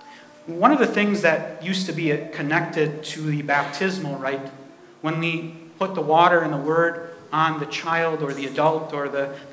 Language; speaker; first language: English; native; English